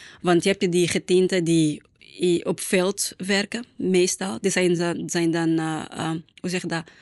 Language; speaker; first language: Dutch; non-native, fluent; Portuguese